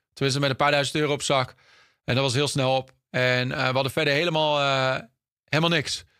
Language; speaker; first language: Dutch; non-native, fluent; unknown